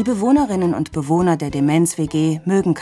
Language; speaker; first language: German; native; German